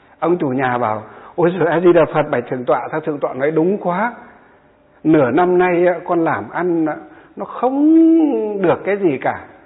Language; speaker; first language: Vietnamese; native; Vietnamese